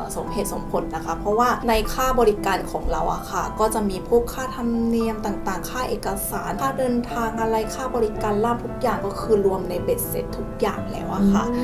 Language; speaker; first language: Thai; non-native, fluent; Korean